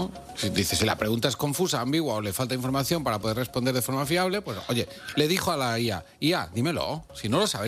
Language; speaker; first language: Spanish; native; Spanish